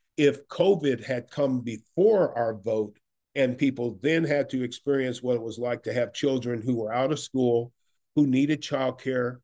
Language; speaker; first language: English; native; English